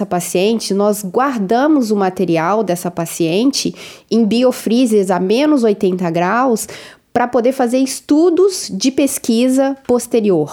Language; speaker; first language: Portuguese; native; Portuguese